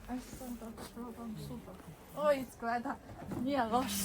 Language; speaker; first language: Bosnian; non-native, learner; Chinese